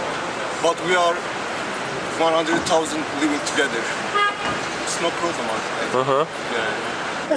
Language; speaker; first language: English; non-native, learner; Kurdish